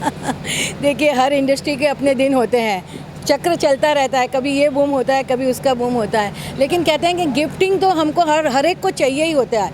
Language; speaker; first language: Hindi; native; Hindi